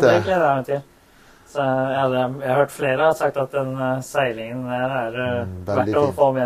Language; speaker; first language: Norwegian; early bilingual, other home language; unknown